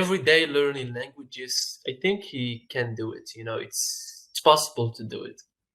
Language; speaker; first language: English; non-native, fluent; Arabic